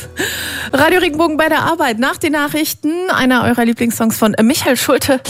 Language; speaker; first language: German; native; German